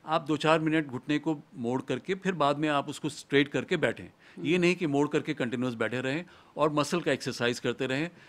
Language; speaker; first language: Hindi; native; Hindi